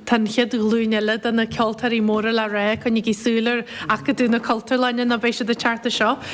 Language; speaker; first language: Irish; native; Irish